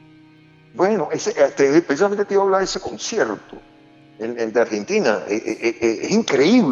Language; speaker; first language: Spanish; native; Spanish